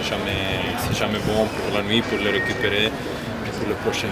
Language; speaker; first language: French; non-native, local second language; German